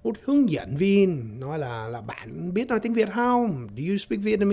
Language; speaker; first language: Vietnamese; non-native, learner; English